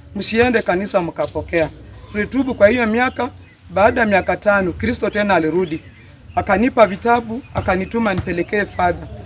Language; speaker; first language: Swahili; non-native, local second language; Luyia